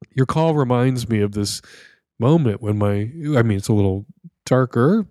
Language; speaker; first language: English; native; English